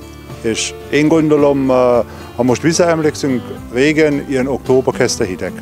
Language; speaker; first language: Hungarian; non-native, fluent; German